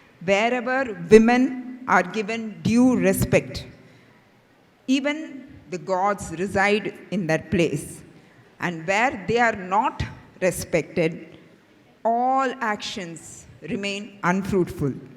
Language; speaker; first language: English; non-native, local second language; Tamil